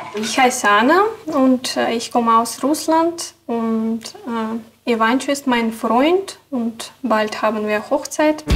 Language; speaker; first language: German; non-native, learner; Russian